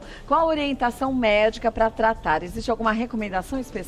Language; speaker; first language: Portuguese; native; Portuguese